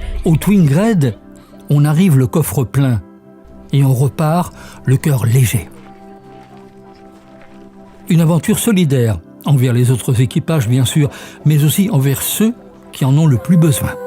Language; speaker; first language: French; native; French